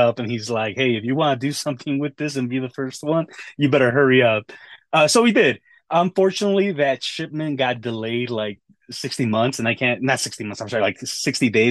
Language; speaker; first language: English; native; English